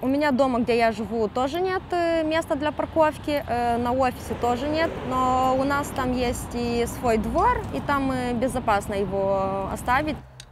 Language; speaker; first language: Russian; non-native, local second language; Romanian